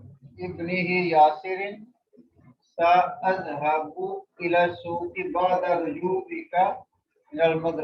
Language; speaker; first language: Arabic; non-native, learner; Urdu